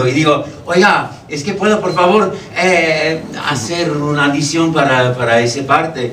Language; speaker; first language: Spanish; non-native, fluent; English